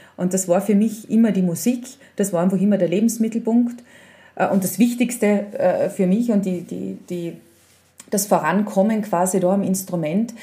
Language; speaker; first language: German; native; German